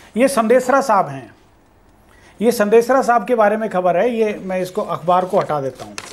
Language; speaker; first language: Hindi; native; Hindi